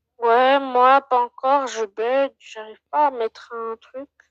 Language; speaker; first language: French; native; French